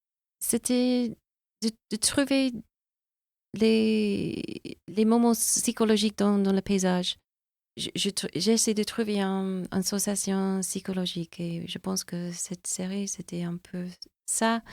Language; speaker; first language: French; non-native, fluent; English